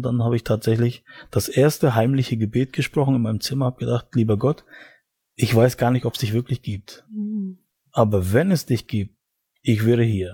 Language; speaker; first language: German; native; German